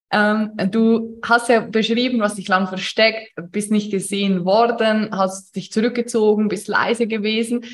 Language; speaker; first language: German; native; German